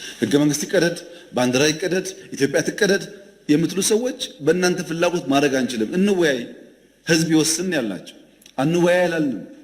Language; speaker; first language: Amharic; non-native, local second language; Oromo